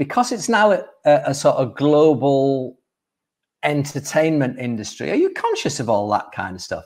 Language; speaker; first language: English; native; English